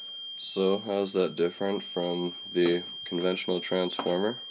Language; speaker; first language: English; native; English